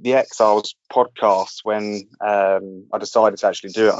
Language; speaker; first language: English; native; English